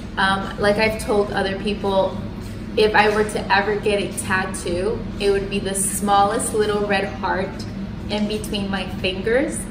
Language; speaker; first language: English; early bilingual, other home language; Spanish